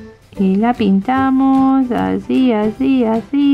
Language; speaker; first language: Spanish; native; Spanish